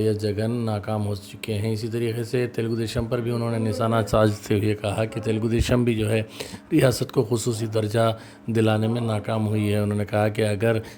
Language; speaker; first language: Urdu; native; Urdu